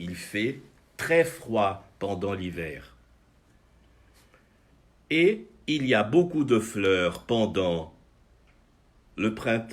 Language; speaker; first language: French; non-native, fluent; Portuguese